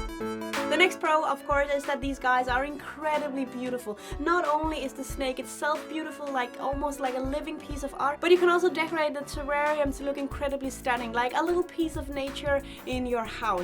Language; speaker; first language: English; non-native, fluent; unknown